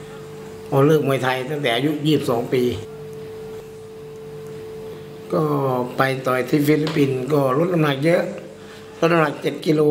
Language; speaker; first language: Thai; native; Thai